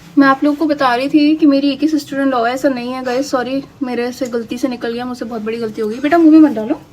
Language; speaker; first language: Hindi; native; Hindi